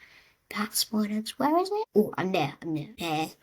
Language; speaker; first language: English; native; English